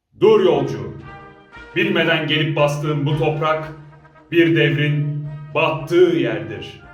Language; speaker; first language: Turkish; native; Turkish